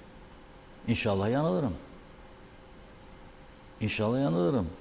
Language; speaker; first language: Turkish; native; Turkish